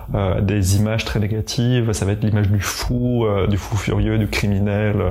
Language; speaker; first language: French; native; French